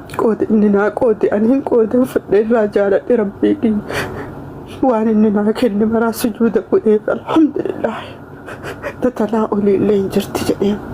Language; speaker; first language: Oromo; native; Oromo